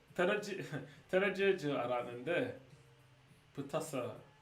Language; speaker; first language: Korean; non-native, learner; English